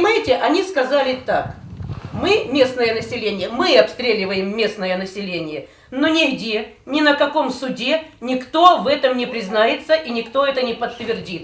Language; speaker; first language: Russian; native; Russian